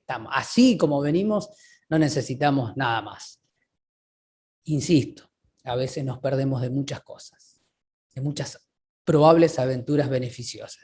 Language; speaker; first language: Spanish; native; Spanish